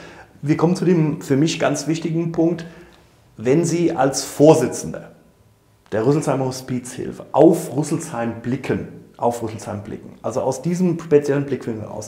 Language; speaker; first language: German; native; German